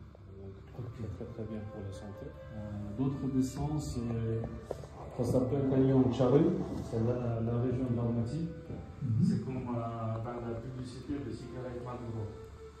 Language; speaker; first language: French; non-native, fluent; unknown